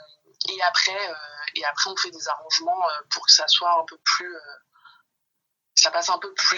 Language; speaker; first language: French; native; French